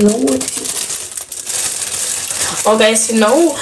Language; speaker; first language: English; non-native, learner; Russian